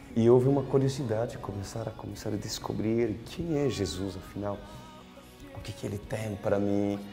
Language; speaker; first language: Portuguese; non-native, fluent; French